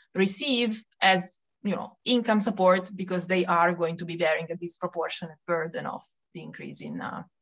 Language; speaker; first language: English; non-native, fluent; Italian